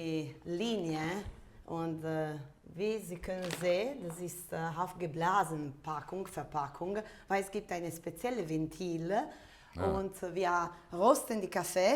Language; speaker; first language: German; non-native, fluent; Italian